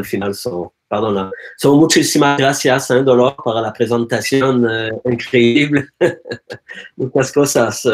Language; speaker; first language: Spanish; non-native, learner; French